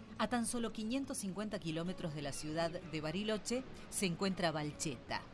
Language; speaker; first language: Spanish; native; Spanish